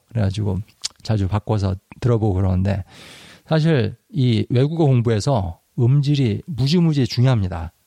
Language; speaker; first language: Korean; native; Korean